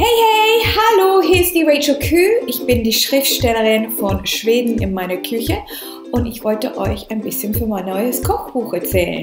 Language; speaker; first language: German; non-native, fluent; English